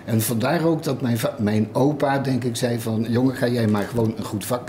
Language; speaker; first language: Dutch; native; Dutch